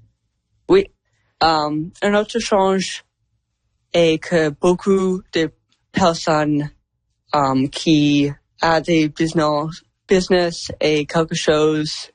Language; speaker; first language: French; non-native, learner; English